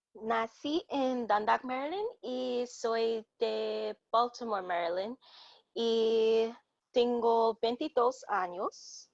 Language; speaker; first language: Spanish; non-native, learner; English